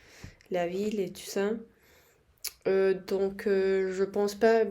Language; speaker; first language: French; non-native, fluent; Spanish